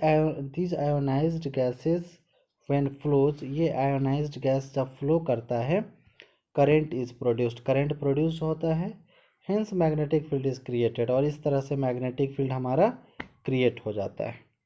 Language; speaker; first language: Hindi; native; Hindi